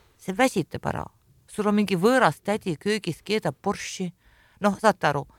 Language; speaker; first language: Estonian; non-native, local second language; Russian